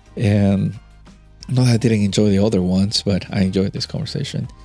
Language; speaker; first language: English; non-native, fluent; Spanish